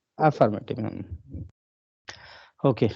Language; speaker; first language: English; non-native, local second language; Hindi